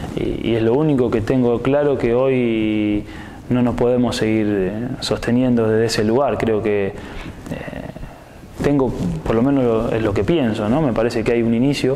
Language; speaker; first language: Spanish; native; Spanish